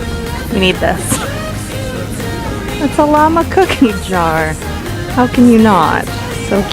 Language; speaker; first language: English; native; English